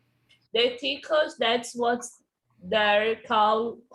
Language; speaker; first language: English; non-native, learner; Portuguese